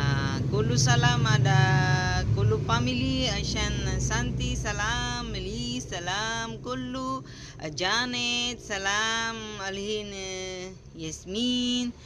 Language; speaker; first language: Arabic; non-native, learner; Filipino